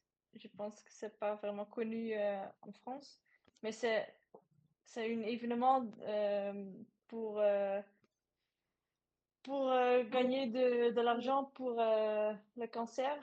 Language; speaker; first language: French; non-native, learner; Dutch